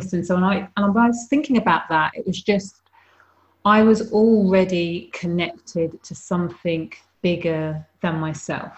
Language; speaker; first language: English; native; English